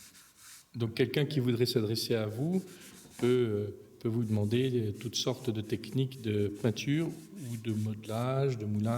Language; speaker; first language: French; native; French